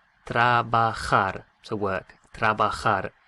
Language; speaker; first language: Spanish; non-native, fluent; English